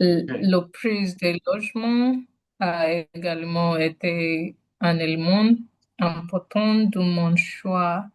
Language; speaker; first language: French; non-native, learner; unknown